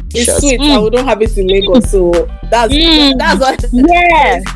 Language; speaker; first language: English; non-native, local second language; Yoruba